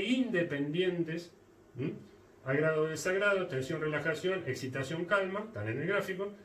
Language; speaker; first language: Spanish; native; Spanish